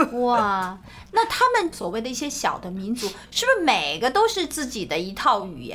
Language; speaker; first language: Chinese; native; Chinese